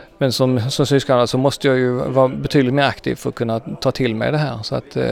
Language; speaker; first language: Swedish; native; Swedish